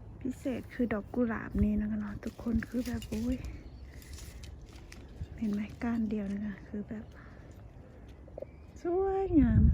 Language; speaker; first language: Thai; non-native, local second language; Lao